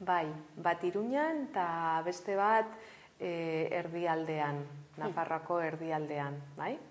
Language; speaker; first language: Basque; non-native, local second language; Spanish